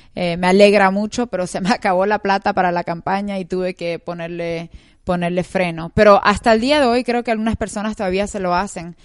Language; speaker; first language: Spanish; early bilingual, heritage; Spanish